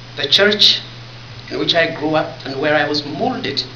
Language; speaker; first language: English; non-native, fluent; Tigrinya